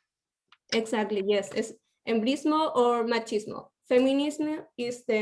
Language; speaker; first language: English; non-native, learner; Spanish